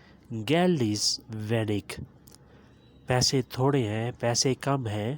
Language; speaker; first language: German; non-native, learner; Urdu